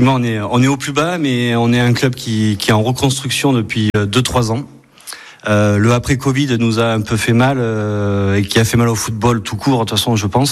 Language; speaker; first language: French; native; French